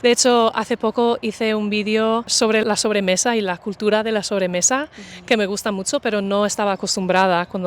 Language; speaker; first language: Spanish; non-native, fluent; English